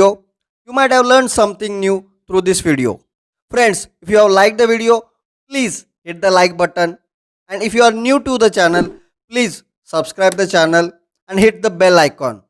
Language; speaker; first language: English; non-native, local second language; Marathi